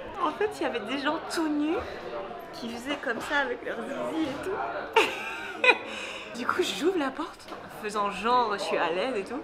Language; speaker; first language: French; native; French